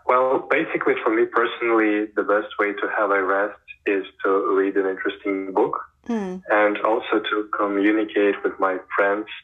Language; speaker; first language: English; non-native, fluent; Ukrainian